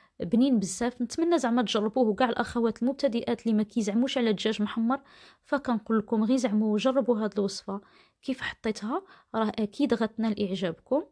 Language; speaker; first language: Arabic; native; Arabic